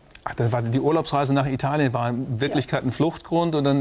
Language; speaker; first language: German; native; German